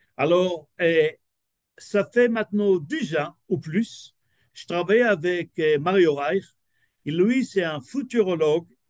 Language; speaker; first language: French; non-native, fluent; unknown